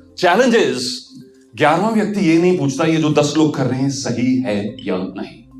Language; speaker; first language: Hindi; non-native, local second language; Punjabi